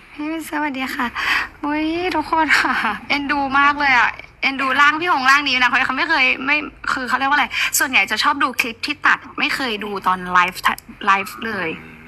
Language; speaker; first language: Thai; native; Thai